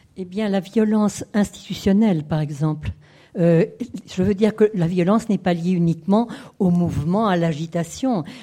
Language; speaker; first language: French; native; French